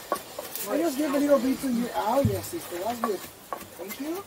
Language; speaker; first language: English; non-native, fluent; Spanish